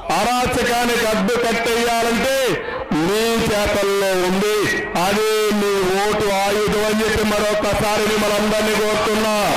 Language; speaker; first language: Telugu; native; Telugu